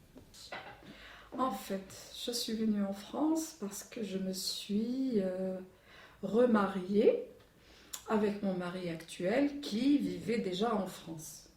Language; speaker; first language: French; non-native, local second language; Arabic